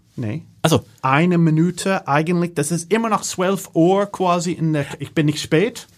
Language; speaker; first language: German; non-native, fluent; English